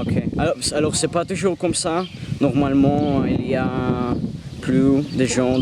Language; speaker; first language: French; non-native, learner; English